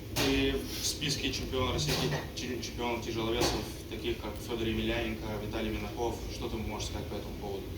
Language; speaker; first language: Russian; native; Russian